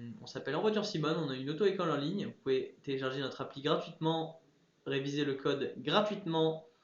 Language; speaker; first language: French; early bilingual, other home language; English